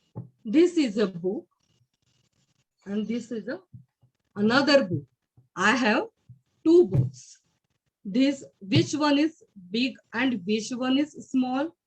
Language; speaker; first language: English; non-native, learner; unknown